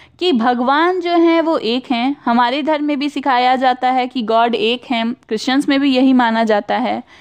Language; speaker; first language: Hindi; native; Hindi